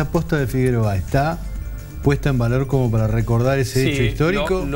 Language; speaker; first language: Spanish; native; Spanish